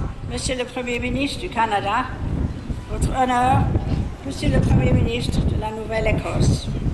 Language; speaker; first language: French; non-native, fluent; English